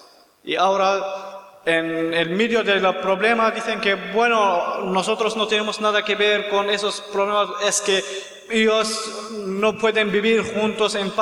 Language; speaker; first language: Spanish; non-native, learner; Kurdish